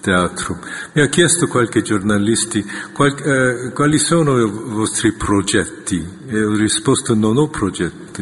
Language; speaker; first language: Italian; non-native, fluent; Korean